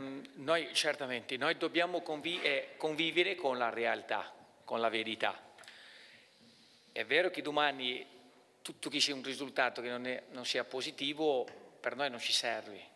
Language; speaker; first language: Italian; non-native, fluent; Portuguese